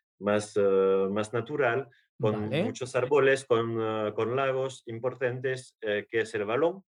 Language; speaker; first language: Spanish; non-native, learner; French